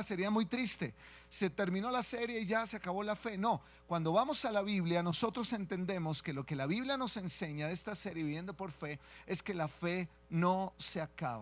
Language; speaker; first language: Spanish; native; Spanish